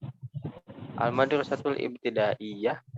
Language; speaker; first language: Arabic; non-native, fluent; Indonesian